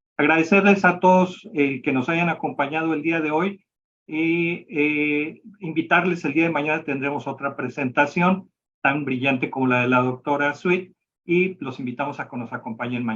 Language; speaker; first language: Spanish; native; Spanish